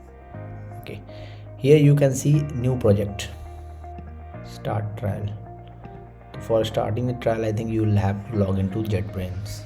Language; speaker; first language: English; non-native, local second language; Hindi